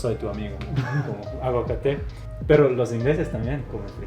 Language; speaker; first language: Spanish; non-native, fluent; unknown